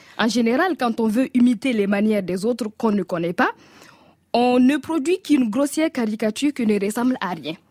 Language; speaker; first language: French; non-native, local second language; Mossi